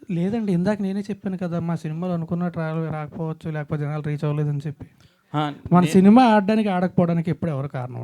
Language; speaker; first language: Telugu; native; Telugu